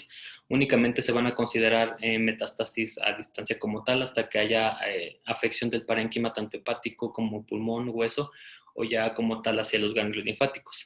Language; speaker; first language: Spanish; native; Spanish